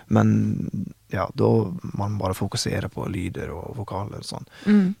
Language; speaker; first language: Norwegian; non-native, fluent; English